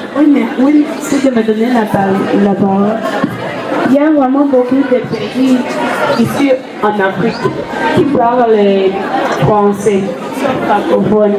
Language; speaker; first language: French; non-native, local second language; Kinyarwanda